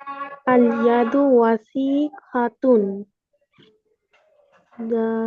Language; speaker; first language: Arabic; non-native, learner; Bangla